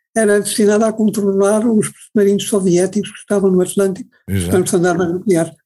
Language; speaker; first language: Portuguese; native; Portuguese